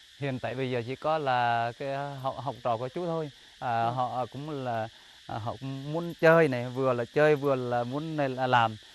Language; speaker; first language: Vietnamese; non-native, local second language; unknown